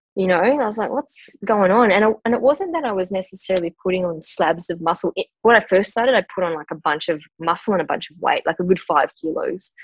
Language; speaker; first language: English; native; English